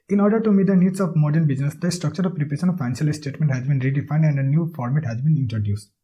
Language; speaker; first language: English; non-native, local second language; Nepali